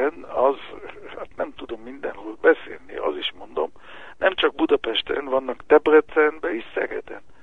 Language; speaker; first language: Hungarian; early bilingual, heritage; Hebrew